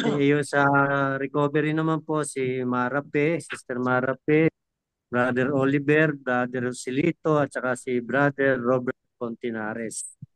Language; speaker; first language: Filipino; native; Filipino